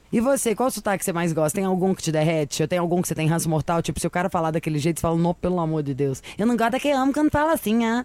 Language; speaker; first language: Portuguese; native; Portuguese